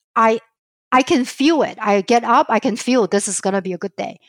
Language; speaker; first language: English; non-native, fluent; Chinese